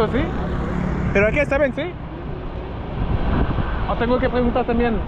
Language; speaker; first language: Spanish; non-native, learner; French